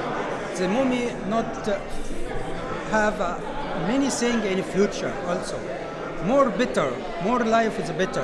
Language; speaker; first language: English; non-native, learner; Arabic